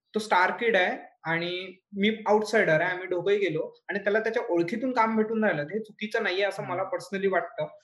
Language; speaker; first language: Marathi; native; Marathi